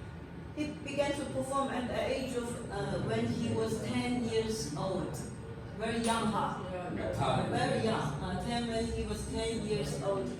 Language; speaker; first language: English; non-native, learner; Chinese